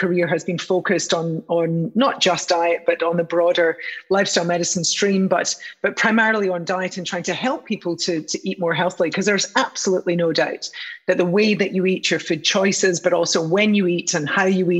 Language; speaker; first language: English; native; English